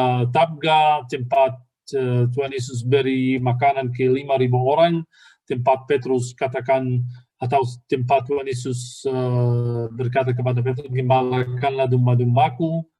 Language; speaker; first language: Indonesian; non-native, fluent; Arabic